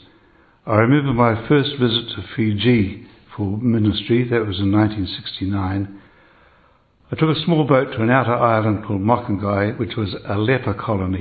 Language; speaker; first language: English; native; English